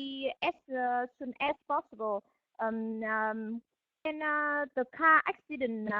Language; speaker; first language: English; non-native, learner; Vietnamese